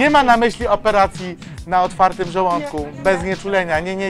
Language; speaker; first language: Polish; native; Polish